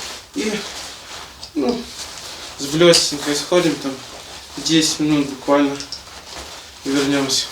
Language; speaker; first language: Russian; native; Russian